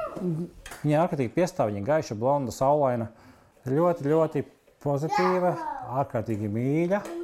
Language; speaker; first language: Latvian; native; Latvian